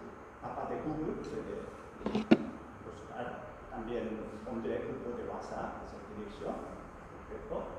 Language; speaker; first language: Spanish; non-native, learner; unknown